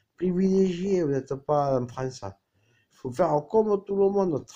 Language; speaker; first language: French; native; French